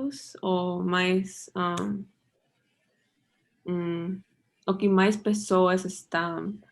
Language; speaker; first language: Portuguese; non-native, learner; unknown